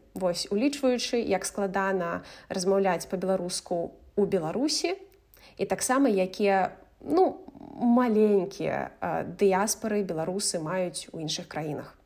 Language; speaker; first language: Belarusian; non-native, local second language; Russian